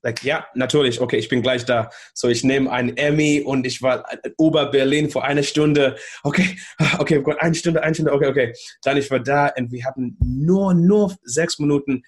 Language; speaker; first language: German; non-native, learner; English